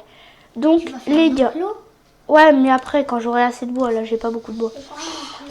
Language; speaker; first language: French; native; French